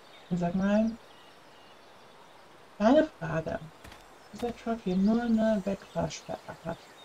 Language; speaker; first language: German; native; German